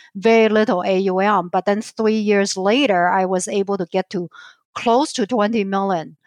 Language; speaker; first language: English; non-native, fluent; Chinese